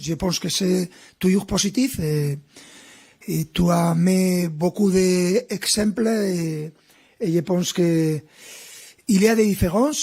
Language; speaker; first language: French; non-native, fluent; Spanish